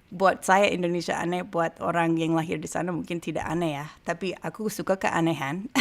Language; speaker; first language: Indonesian; non-native, fluent; English